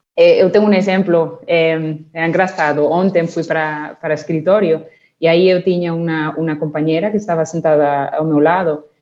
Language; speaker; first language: Portuguese; non-native, fluent; Spanish